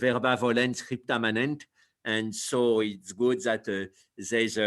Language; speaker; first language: English; non-native, fluent; French